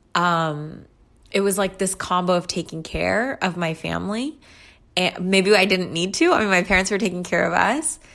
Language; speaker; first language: English; early bilingual, other home language; Urdu